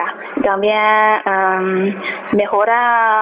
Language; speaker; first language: Spanish; non-native, learner; Chinese